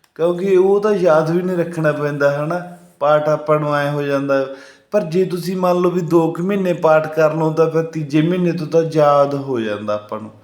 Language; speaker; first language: Punjabi; native; Punjabi